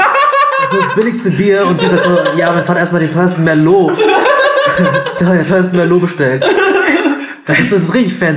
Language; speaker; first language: German; native; German